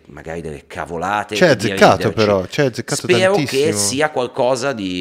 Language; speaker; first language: Italian; native; Italian